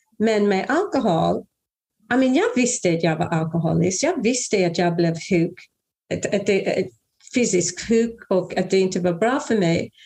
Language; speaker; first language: Swedish; non-native, fluent; English